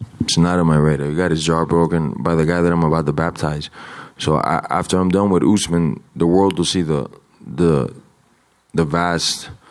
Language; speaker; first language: English; early bilingual, other home language; Spanish